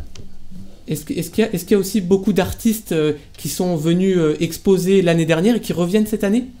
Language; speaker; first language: French; native; French